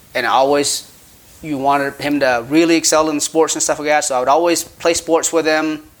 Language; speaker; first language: English; early bilingual, other home language; Khmer